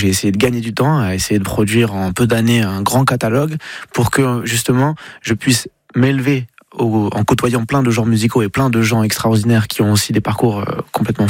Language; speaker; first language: French; native; French